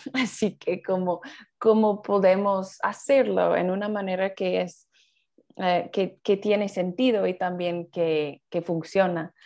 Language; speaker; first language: Spanish; non-native, fluent; English